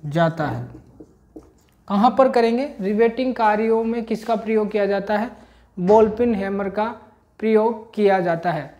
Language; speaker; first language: Hindi; native; Hindi